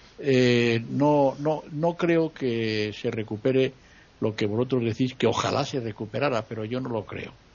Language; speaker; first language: Spanish; native; Spanish